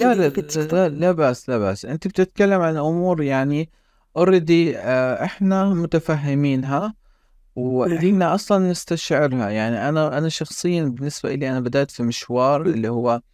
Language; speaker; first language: Arabic; native; Arabic